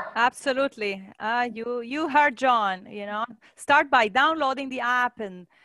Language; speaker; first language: English; non-native, fluent; Italian